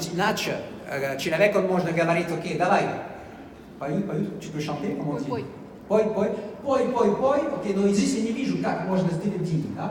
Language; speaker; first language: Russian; non-native, learner; French